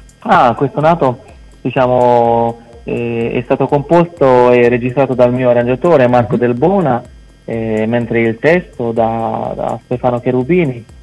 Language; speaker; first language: Italian; non-native, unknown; Hungarian